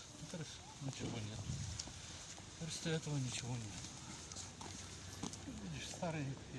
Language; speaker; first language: Russian; non-native, local second language; Ukrainian